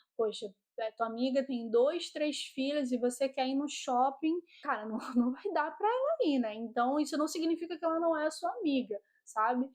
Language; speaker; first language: Portuguese; native; Portuguese